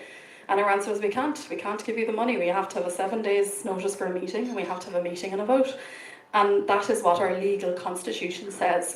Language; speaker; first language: English; native; English